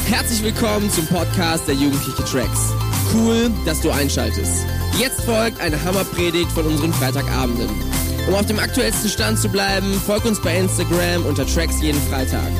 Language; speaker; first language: German; native; German